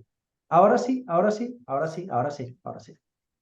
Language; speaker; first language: Spanish; non-native, fluent; Portuguese